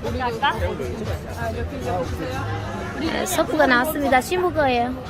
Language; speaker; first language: Korean; non-native, learner; Vietnamese